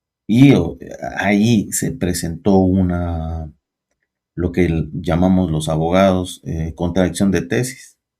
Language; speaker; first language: Spanish; native; Spanish